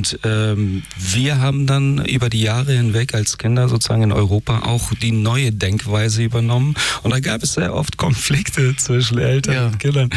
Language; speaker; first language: German; early bilingual, other home language; Persian